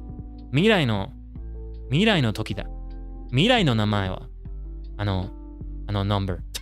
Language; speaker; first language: Japanese; non-native, learner; English